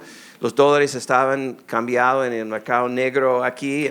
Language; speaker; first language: Spanish; non-native, fluent; English